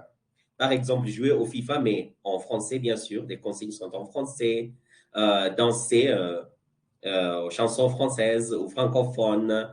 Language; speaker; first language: French; non-native, fluent; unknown